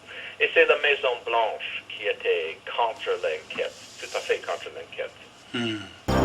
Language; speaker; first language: French; non-native, fluent; English